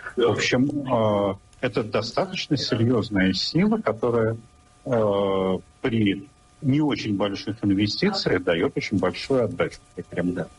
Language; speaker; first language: Russian; non-native, local second language; Lithuanian